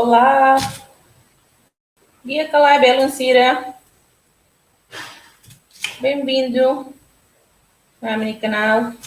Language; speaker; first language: Portuguese; non-native, local second language; Tetum